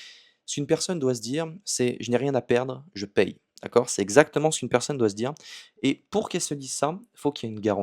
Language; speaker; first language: French; native; French